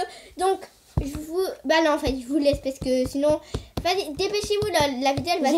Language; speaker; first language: French; native; French